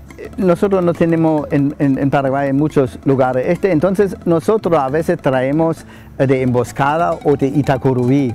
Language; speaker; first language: Spanish; non-native, fluent; German